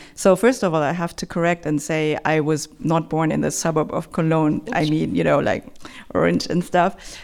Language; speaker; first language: English; non-native, fluent; German